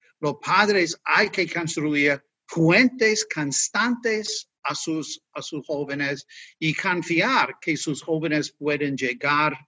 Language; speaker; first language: Spanish; non-native, learner; English